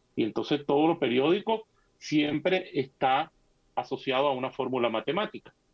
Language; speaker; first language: Spanish; native; Spanish